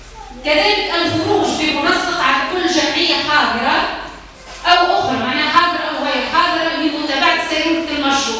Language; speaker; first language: Arabic; native; Arabic